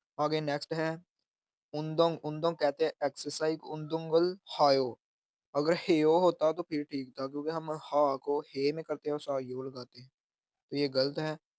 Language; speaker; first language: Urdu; native; Urdu